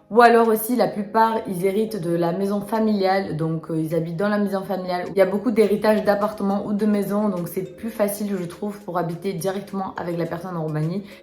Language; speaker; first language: French; early bilingual, other home language; Romanian